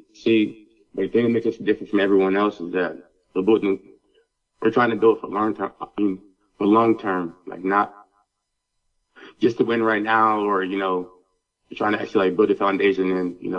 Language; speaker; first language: English; native; English